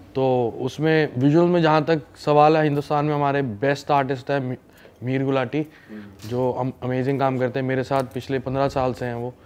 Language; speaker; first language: Hindi; native; Hindi